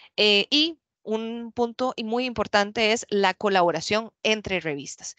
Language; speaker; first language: Spanish; native; Spanish